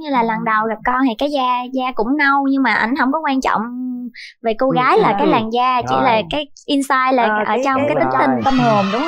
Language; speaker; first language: Vietnamese; native; Vietnamese